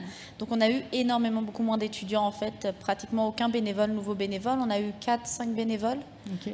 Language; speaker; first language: French; native; French